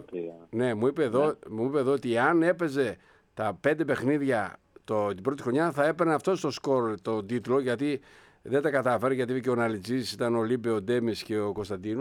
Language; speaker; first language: Greek; native; Greek